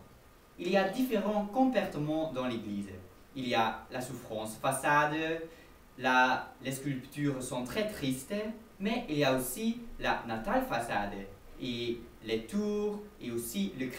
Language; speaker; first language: French; non-native, learner; Dutch